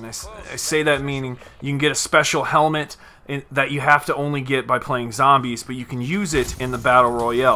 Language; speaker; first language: English; native; English